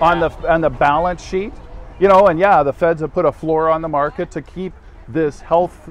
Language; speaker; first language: English; native; English